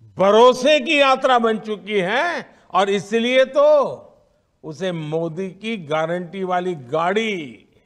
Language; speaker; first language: Hindi; non-native, local second language; Gujarati